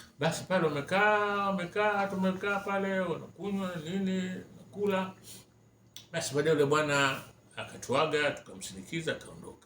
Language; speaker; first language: Swahili; native; Swahili